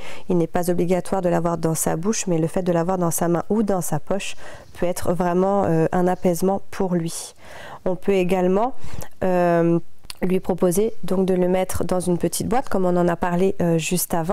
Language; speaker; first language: French; native; French